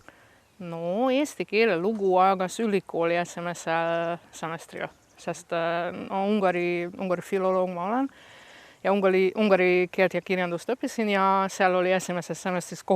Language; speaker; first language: Estonian; non-native, fluent; Hungarian